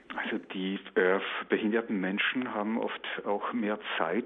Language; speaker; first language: German; non-native, fluent; Polish